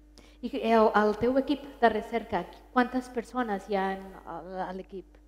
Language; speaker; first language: Catalan; non-native, fluent; Spanish